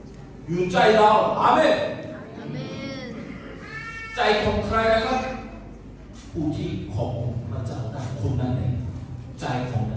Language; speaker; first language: Thai; non-native, local second language; Lahu